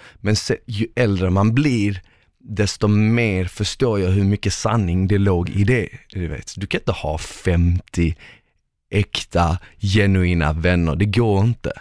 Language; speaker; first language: Swedish; early bilingual, other home language; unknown